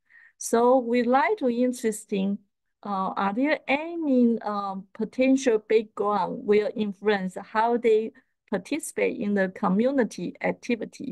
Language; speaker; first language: English; non-native, fluent; Chinese